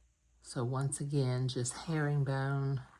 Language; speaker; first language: English; native; English